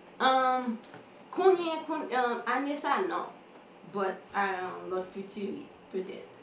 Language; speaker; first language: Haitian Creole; early bilingual, heritage; Haitian Creole